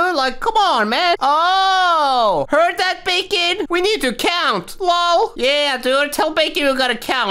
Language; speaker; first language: English; native; English